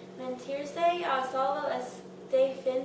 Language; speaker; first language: Spanish; non-native, learner; English